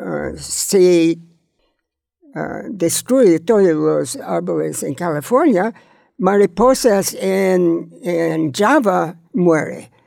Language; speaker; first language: Spanish; non-native, learner; English